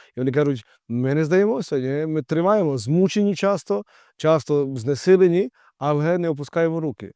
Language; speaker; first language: Ukrainian; native; Ukrainian